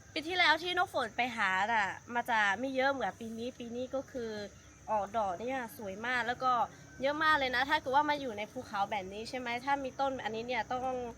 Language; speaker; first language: Thai; non-native, local second language; Lahu